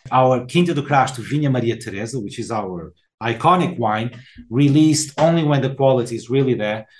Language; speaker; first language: English; non-native, fluent; Portuguese